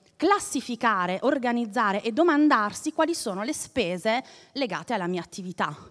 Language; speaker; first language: Italian; native; Italian